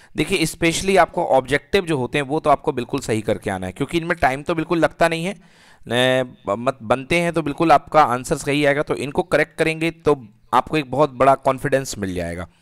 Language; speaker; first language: Hindi; native; Hindi